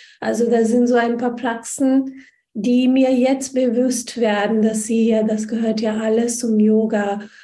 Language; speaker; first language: German; non-native, fluent; Hindi